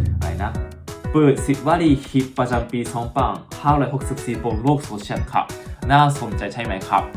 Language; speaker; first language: Thai; non-native, fluent; Japanese